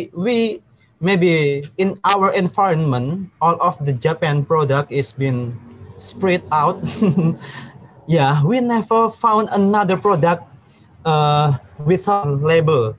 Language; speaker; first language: English; non-native, learner; Indonesian